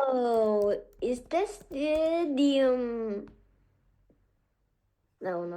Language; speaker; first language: English; non-native, learner; Korean